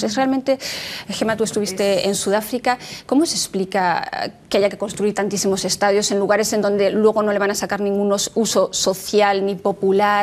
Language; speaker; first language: Spanish; native; Spanish